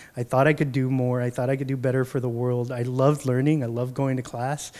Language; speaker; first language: English; native; English